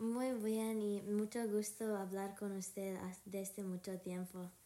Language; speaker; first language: Spanish; non-native, learner; English